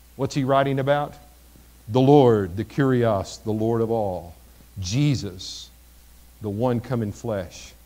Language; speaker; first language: English; native; English